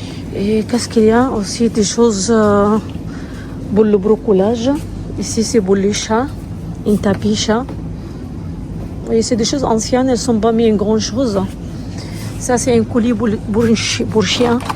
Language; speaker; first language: French; non-native, learner; Arabic